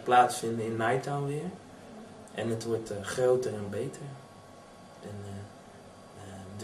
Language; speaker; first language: Dutch; native; Dutch